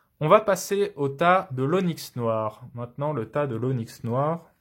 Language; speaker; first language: French; native; French